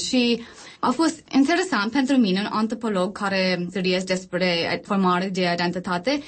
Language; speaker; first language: Romanian; non-native, learner; English